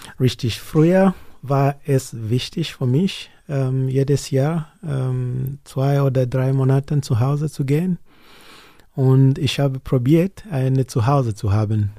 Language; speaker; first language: German; non-native, learner; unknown